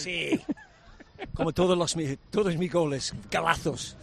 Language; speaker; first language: Spanish; non-native, learner; English